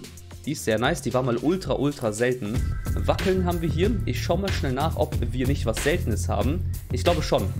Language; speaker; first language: German; native; German